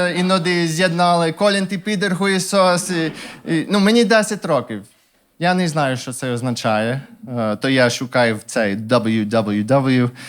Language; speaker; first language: Ukrainian; non-native, fluent; English